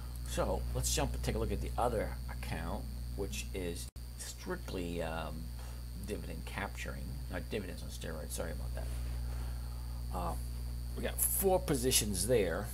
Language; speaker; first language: English; native; English